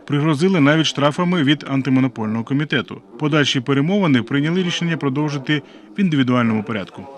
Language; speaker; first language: Ukrainian; native; Ukrainian